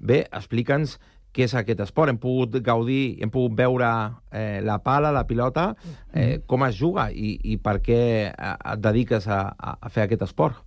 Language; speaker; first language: Catalan; native; Catalan